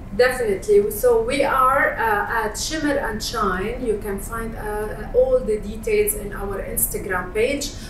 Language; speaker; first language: English; non-native, fluent; Arabic